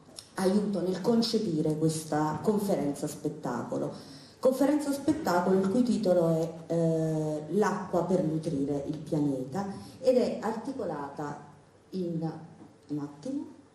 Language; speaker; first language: Italian; native; Italian